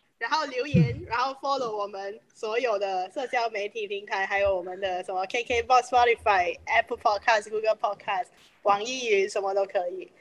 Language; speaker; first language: Chinese; native; Chinese